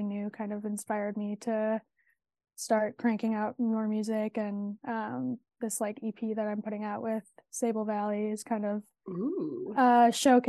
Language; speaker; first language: English; native; English